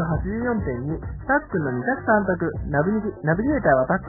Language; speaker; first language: Japanese; native; Japanese